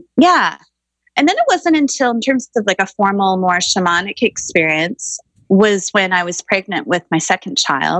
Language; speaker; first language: English; native; English